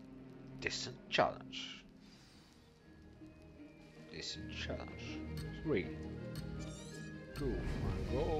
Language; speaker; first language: English; non-native, learner; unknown